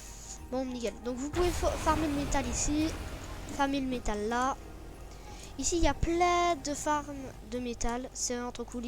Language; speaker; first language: French; native; French